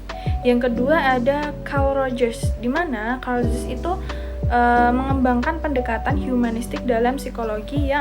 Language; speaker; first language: Indonesian; native; Indonesian